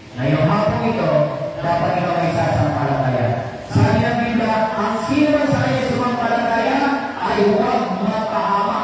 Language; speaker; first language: Filipino; non-native, local second language; Iloko